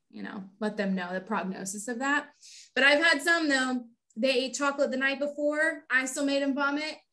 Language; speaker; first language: English; native; English